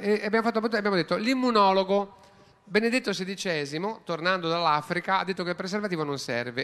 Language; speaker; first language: Italian; native; Italian